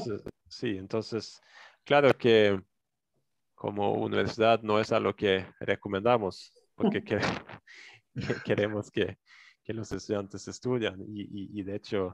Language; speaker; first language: Spanish; non-native, fluent; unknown